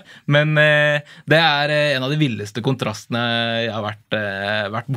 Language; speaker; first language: Norwegian; native; Norwegian